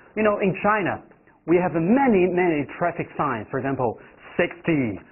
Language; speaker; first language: English; non-native, fluent; Chinese